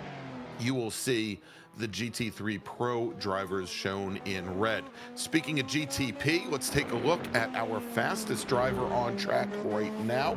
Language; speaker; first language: English; native; English